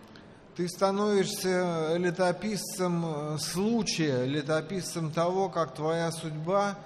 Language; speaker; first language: Russian; native; Russian